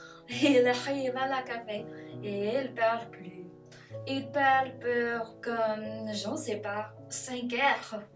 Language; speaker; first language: French; non-native, learner; English